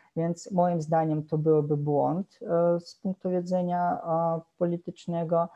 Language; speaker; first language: Polish; non-native, fluent; Russian